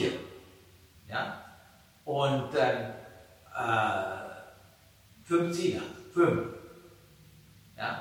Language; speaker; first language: German; non-native, fluent; Sinhala